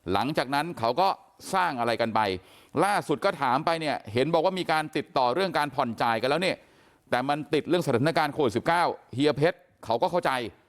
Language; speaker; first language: Thai; native; Thai